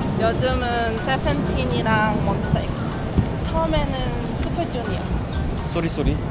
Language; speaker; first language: Korean; non-native, fluent; Cantonese